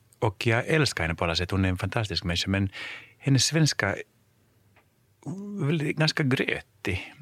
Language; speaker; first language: Swedish; native; Swedish